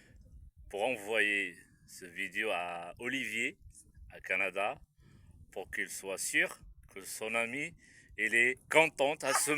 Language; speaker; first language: French; non-native, local second language; Arabic